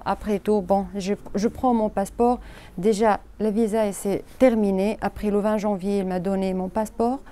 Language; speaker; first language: French; non-native, learner; Arabic